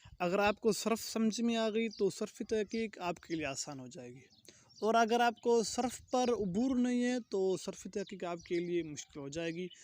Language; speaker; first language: Urdu; non-native, local second language; Pashto